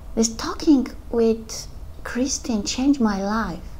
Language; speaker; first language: English; non-native, learner; Polish